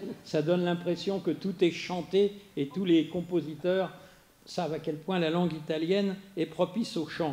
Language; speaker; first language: French; native; French